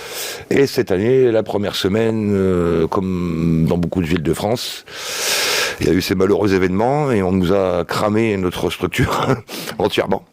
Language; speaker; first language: French; native; French